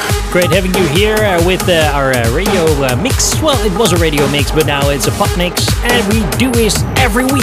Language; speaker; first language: English; non-native, fluent; Dutch